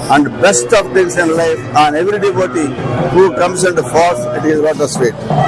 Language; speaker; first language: English; non-native, local second language; Telugu